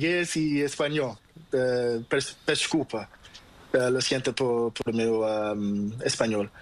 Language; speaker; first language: Spanish; non-native, learner; Portuguese